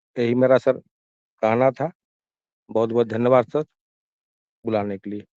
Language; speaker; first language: Hindi; native; Hindi